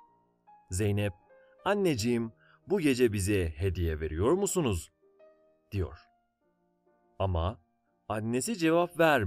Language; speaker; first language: Turkish; non-native, fluent; Persian